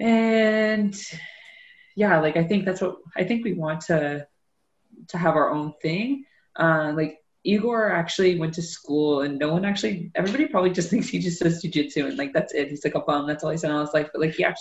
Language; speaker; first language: English; native; English